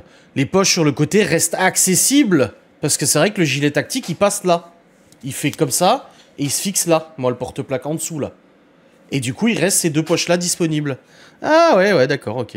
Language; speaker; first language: French; native; French